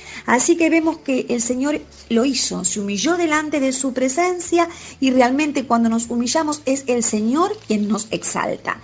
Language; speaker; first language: Spanish; native; Spanish